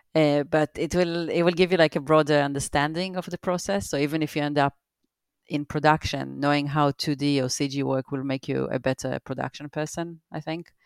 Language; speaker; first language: English; non-native, fluent; Hebrew